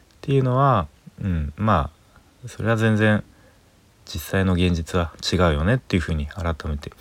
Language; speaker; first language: Japanese; native; Japanese